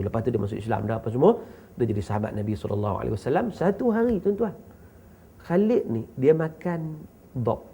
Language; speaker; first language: Malay; native; Malay